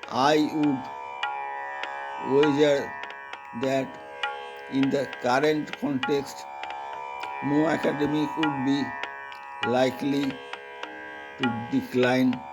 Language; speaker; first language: English; non-native, local second language; Bangla